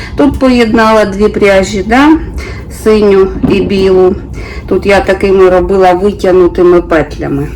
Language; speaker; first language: Ukrainian; non-native, local second language; Russian